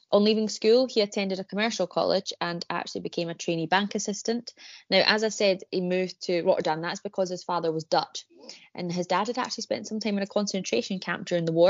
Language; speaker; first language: English; native; English